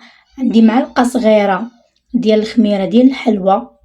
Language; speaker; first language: Arabic; native; Arabic